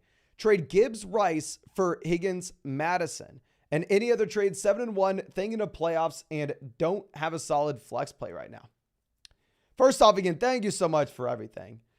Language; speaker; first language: English; native; English